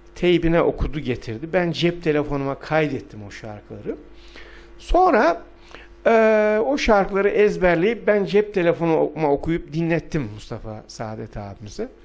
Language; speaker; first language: Turkish; non-native, local second language; Adyghe